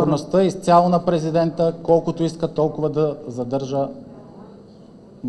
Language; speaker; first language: Bulgarian; native; Bulgarian